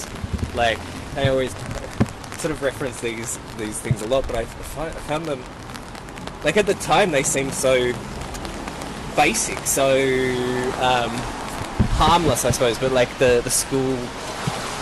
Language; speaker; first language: English; native; English